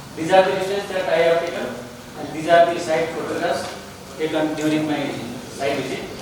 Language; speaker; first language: English; non-native, local second language; Nepali